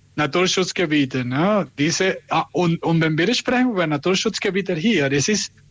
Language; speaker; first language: German; non-native, learner; Spanish